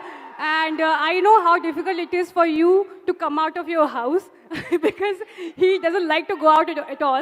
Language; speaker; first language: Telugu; non-native, fluent; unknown